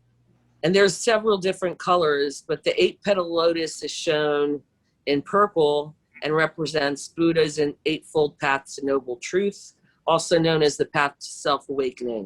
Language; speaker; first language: English; native; English